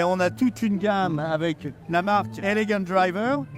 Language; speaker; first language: French; native; French